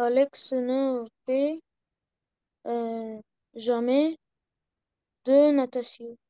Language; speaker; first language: French; non-native, learner; Arabic